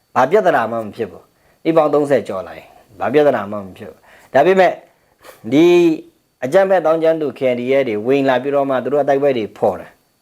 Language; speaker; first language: Burmese; non-native, local second language; Pa'o Karen